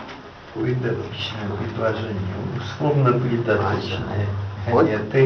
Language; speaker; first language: Russian; native; Russian